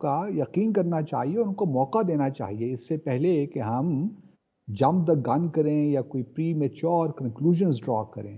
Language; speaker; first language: Urdu; native; Urdu